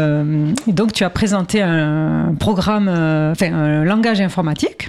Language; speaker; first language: French; native; French